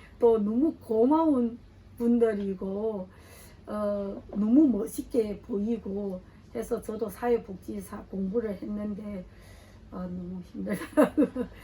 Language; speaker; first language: Korean; non-native, fluent; Chinese